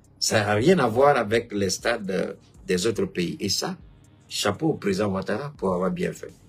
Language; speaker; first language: French; non-native, local second language; Bambara